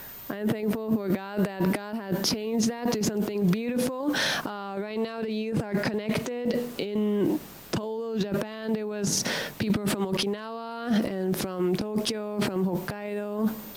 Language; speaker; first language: English; non-native, learner; Japanese